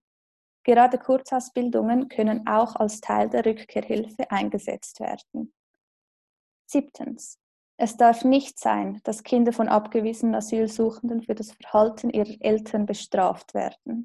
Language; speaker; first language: German; native; German